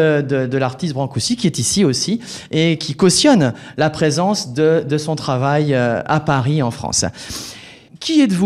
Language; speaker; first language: French; native; French